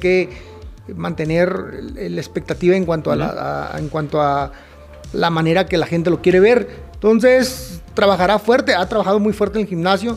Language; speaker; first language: Spanish; native; Spanish